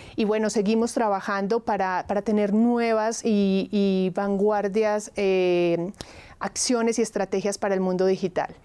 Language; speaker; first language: Spanish; native; Spanish